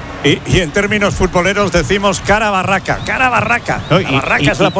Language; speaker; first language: Spanish; native; Spanish